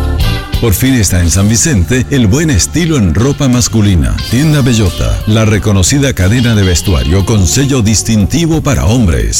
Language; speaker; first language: Spanish; native; Spanish